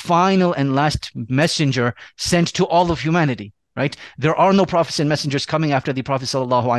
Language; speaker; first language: English; native; English